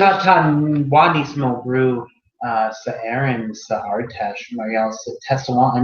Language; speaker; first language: Irish; non-native, learner; English